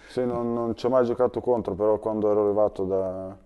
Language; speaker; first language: Italian; early bilingual, other home language; Serbian